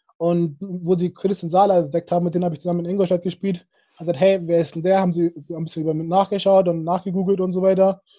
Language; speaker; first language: German; early bilingual, other home language; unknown